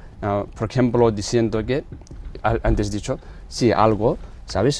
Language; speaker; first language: Spanish; non-native, learner; Tibetan